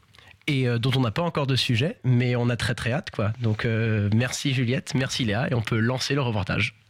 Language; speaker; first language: French; native; French